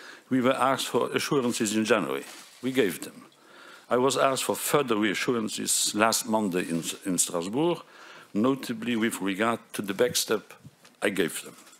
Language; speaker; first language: English; non-native, fluent; Luxembourgish